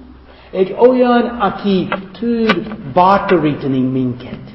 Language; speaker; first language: Hungarian; non-native, fluent; English